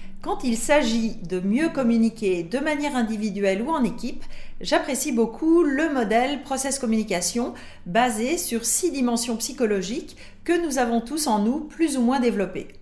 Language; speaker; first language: French; native; French